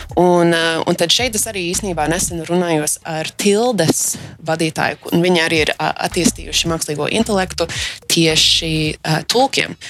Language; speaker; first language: Latvian; early bilingual, heritage; Latvian